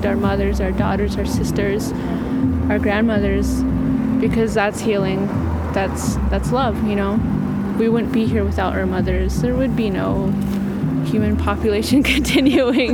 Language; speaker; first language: English; native; English